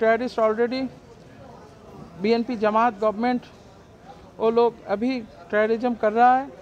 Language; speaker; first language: Hindi; non-native, learner; Bangla